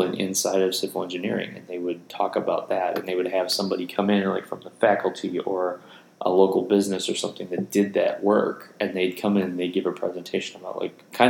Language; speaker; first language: English; native; English